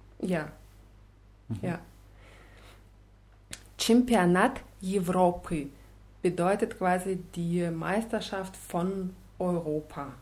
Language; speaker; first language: German; non-native, fluent; Russian